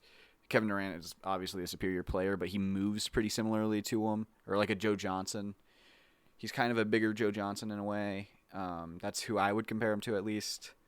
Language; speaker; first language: English; native; English